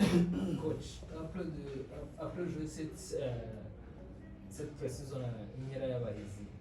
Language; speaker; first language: French; non-native, learner; Kinyarwanda